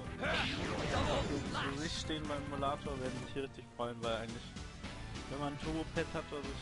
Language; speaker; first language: German; native; German